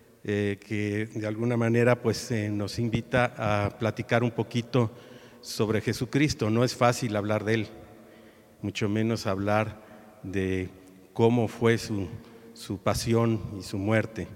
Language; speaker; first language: Spanish; native; Spanish